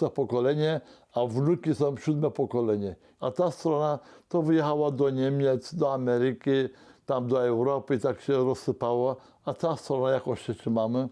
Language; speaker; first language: Polish; early bilingual, heritage; Polish